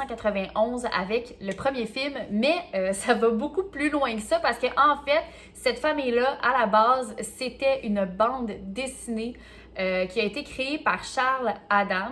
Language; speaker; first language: French; native; French